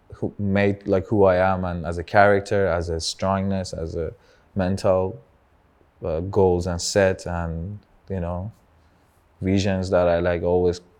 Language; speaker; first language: English; non-native, fluent; Persian